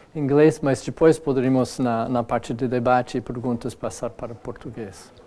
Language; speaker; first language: Portuguese; non-native, fluent; English